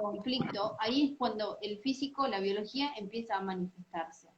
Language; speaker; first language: Spanish; native; Spanish